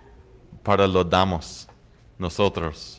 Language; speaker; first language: Spanish; non-native, fluent; English